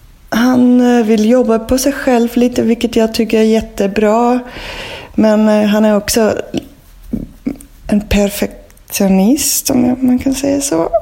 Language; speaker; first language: Swedish; non-native, fluent; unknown